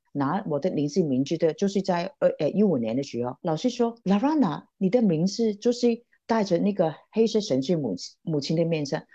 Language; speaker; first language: Chinese; non-native, local second language; Cantonese